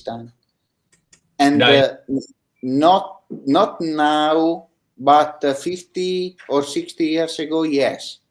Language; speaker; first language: English; non-native, learner; Italian